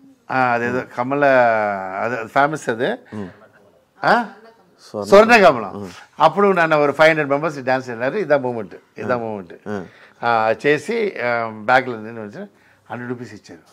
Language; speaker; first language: Telugu; non-native, local second language; Tamil